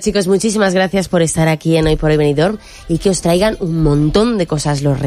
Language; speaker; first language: Spanish; native; Spanish